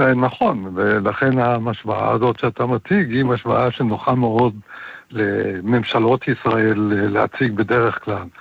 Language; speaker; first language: Hebrew; native; Hebrew